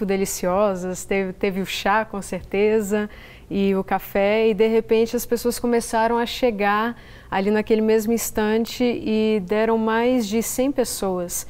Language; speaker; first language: Portuguese; native; Portuguese